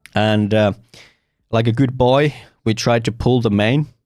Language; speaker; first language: English; non-native, fluent; Finnish